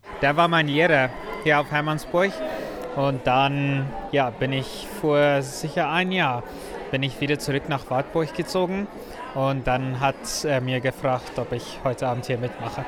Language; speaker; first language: German; non-native, fluent; Afrikaans